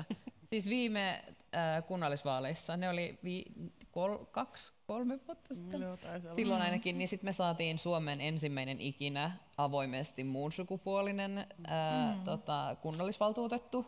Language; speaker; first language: Finnish; native; Finnish